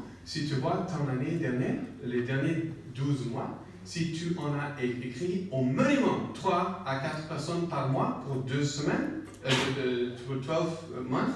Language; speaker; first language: French; non-native, learner; English